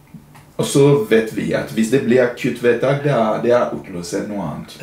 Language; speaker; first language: Norwegian; non-native, fluent; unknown